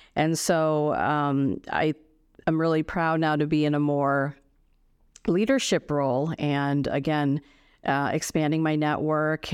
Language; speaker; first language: English; native; English